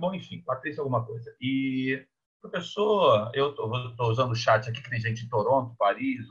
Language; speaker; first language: Portuguese; native; Portuguese